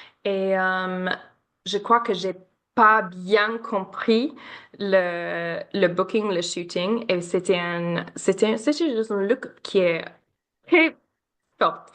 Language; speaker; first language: French; non-native, learner; English